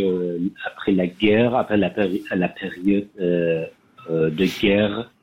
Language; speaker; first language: French; non-native, learner; Persian